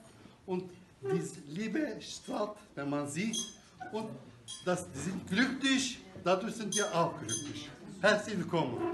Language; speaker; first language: German; non-native, fluent; Albanian